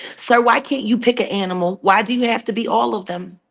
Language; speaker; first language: English; native; English